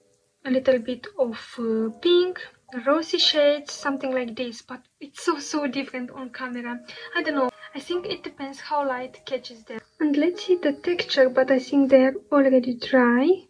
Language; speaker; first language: English; non-native, fluent; Romanian